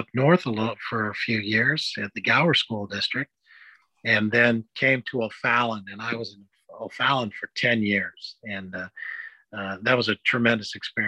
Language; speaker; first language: English; native; English